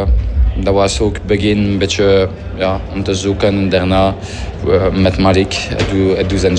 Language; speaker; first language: Dutch; non-native, fluent; French